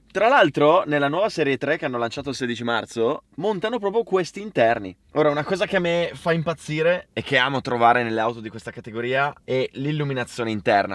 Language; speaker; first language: Italian; native; Italian